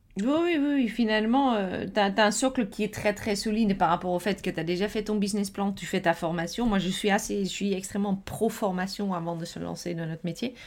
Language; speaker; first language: French; non-native, fluent; Dutch